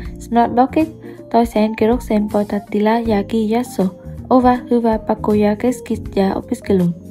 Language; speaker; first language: Finnish; non-native, learner; Vietnamese